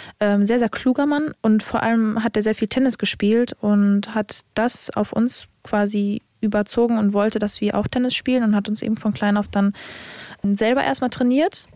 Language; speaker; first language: German; early bilingual, other home language; Serbian